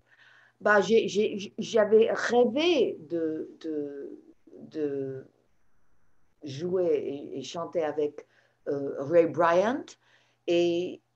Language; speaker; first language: French; non-native, fluent; English